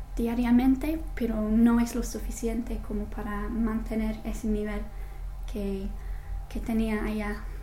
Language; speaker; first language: Spanish; non-native, fluent; English